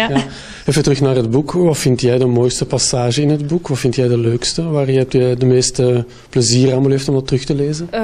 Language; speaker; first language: Dutch; native; Dutch